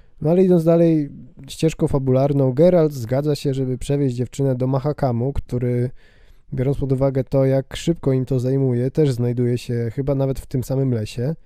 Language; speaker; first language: Polish; native; Polish